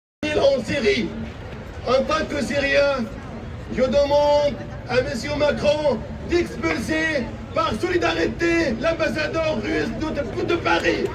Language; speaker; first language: French; non-native, fluent; Arabic